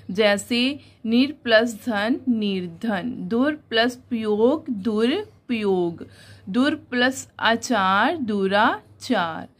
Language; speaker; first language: Hindi; non-native, local second language; Punjabi